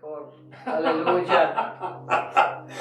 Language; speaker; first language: Spanish; native; Spanish